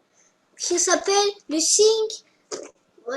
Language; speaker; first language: French; non-native, learner; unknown